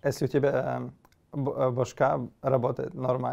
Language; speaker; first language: Russian; non-native, learner; Serbian